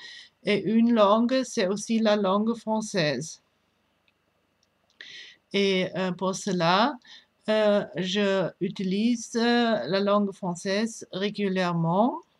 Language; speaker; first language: French; non-native, fluent; German